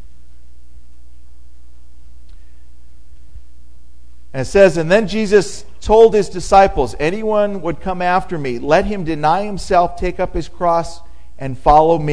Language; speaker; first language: English; native; English